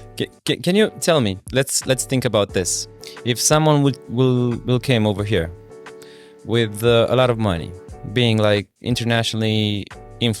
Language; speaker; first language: English; non-native, fluent; Romanian